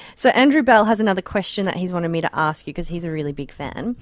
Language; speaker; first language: English; native; English